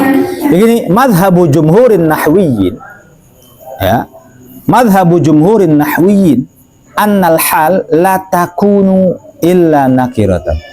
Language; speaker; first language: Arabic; non-native, fluent; Javanese